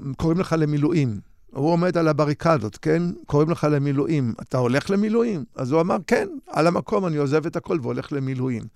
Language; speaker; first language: Hebrew; native; Hebrew